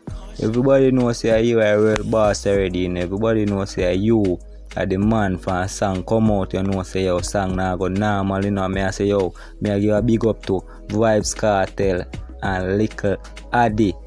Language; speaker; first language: English; non-native, local second language; Jamaican Creole English